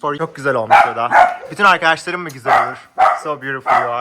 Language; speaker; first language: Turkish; native; Turkish